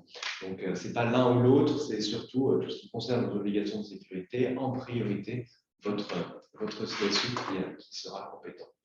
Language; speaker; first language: French; native; French